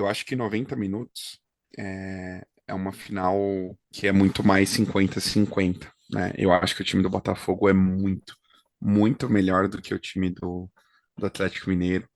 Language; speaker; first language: Portuguese; native; Portuguese